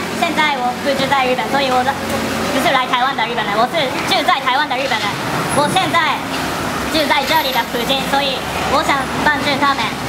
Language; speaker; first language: Chinese; non-native, learner; Japanese